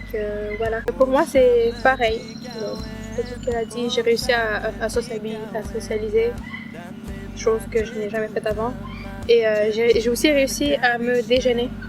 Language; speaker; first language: French; non-native, local second language; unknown